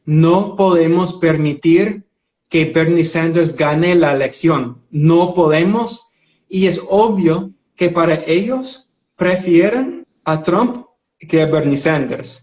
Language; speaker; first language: Spanish; non-native, fluent; English